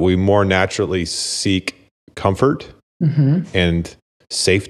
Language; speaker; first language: English; native; English